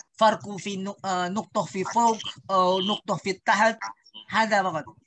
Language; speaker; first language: Arabic; non-native, learner; Indonesian